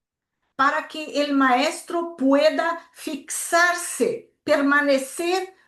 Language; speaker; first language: Spanish; non-native, local second language; Portuguese